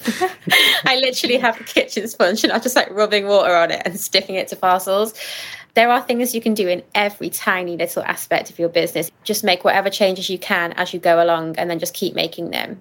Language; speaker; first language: English; native; English